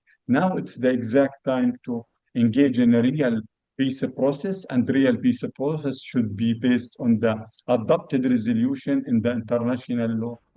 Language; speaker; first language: English; non-native, fluent; Arabic